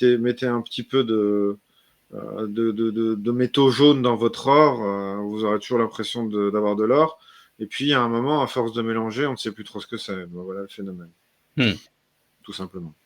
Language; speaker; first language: French; native; French